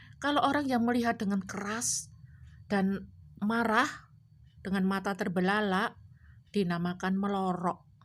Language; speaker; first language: Indonesian; non-native, local second language; Javanese